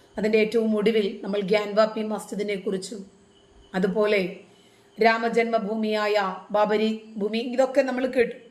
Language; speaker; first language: Malayalam; native; Malayalam